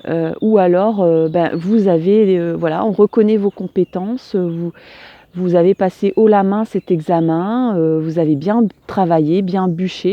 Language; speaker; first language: French; native; French